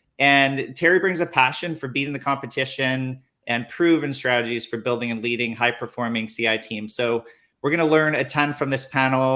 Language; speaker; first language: English; native; English